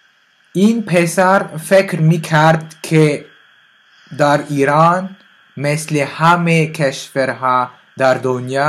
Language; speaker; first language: Persian; non-native, learner; French